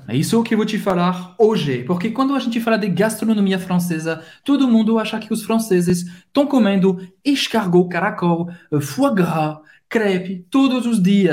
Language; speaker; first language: Portuguese; non-native, fluent; French